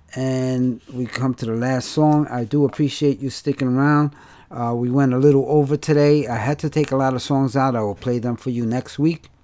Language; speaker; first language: English; native; English